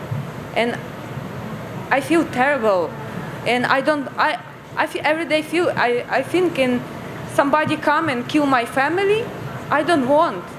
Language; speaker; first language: English; non-native, learner; Ukrainian